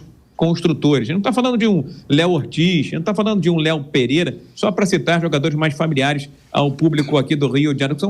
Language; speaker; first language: Portuguese; native; Portuguese